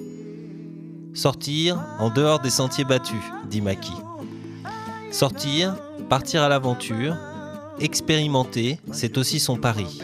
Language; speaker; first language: French; native; French